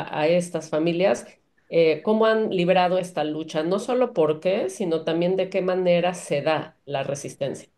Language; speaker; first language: Spanish; native; Spanish